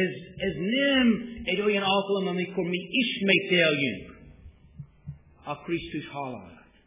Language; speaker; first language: Hungarian; non-native, fluent; English